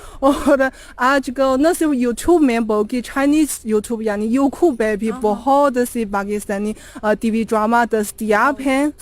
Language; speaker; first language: Urdu; non-native, fluent; Chinese